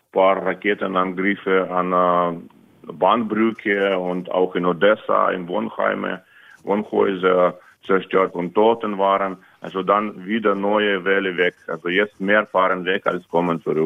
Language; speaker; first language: German; non-native, fluent; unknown